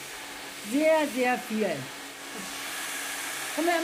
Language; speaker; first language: German; native; German